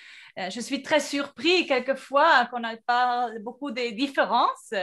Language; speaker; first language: French; non-native, fluent; Spanish